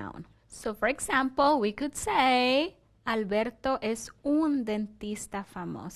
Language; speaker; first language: Spanish; non-native, fluent; English